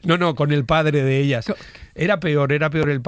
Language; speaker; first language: Spanish; native; Spanish